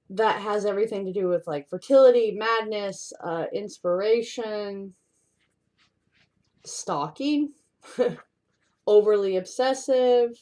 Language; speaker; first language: English; native; English